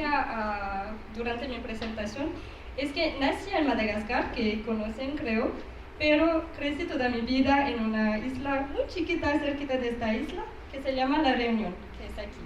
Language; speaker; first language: Spanish; non-native, learner; French